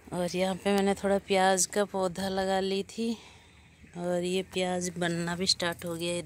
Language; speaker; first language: Hindi; non-native, local second language; Odia